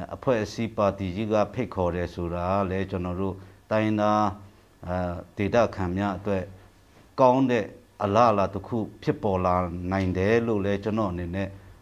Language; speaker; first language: Burmese; non-native, local second language; Lahu